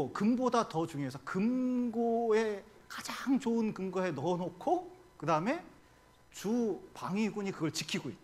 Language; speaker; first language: Korean; native; Korean